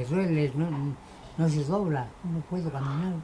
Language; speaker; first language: Spanish; non-native, local second language; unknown